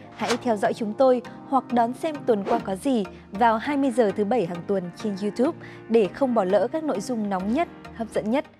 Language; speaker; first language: Vietnamese; native; Vietnamese